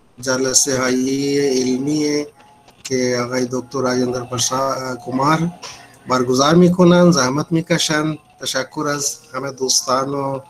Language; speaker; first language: Persian; non-native, fluent; Urdu